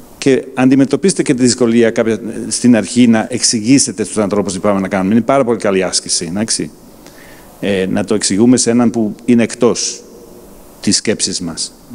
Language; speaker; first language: Greek; non-native, fluent; German